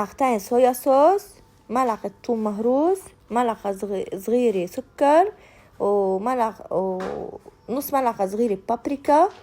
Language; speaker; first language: Arabic; native; Arabic